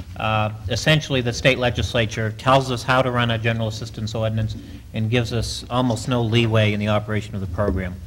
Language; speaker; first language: English; native; English